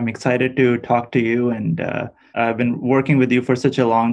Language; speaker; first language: English; non-native, local second language; Urdu